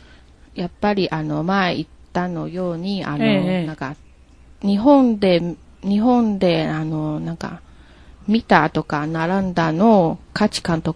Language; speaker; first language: Japanese; non-native, learner; Chinese